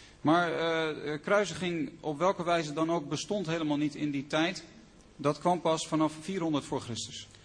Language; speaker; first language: Dutch; native; Dutch